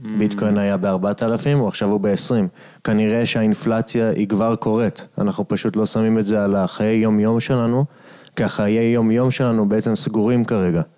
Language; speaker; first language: Hebrew; native; Hebrew